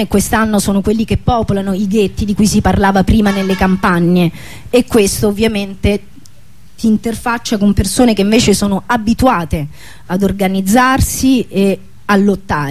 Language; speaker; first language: Italian; native; Italian